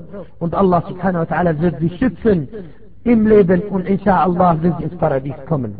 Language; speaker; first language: German; non-native, fluent; Arabic